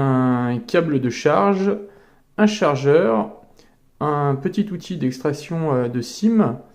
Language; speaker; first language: French; native; French